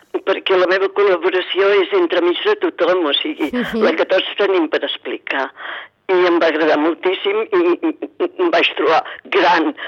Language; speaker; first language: Catalan; native; Catalan